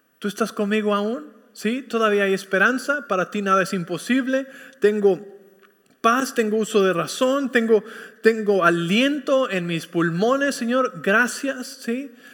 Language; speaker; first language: Spanish; early bilingual, heritage; Spanish